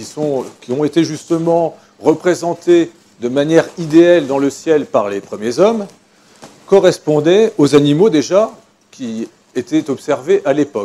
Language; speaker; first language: French; native; French